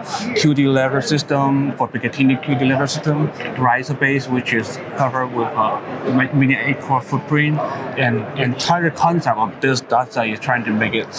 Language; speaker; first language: English; non-native, fluent; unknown